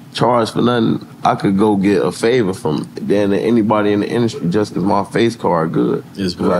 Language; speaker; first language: English; native; English